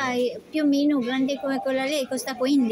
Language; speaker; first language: Italian; non-native, learner; Filipino